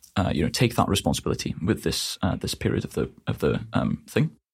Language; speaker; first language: English; native; English